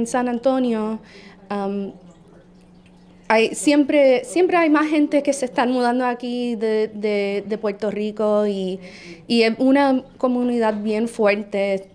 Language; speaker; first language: Spanish; early bilingual, heritage; Spanish